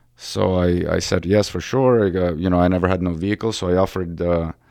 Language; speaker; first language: English; early bilingual, other home language; Ukrainian